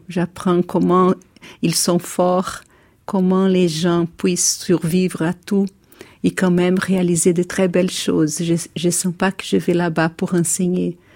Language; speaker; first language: French; non-native, fluent; Portuguese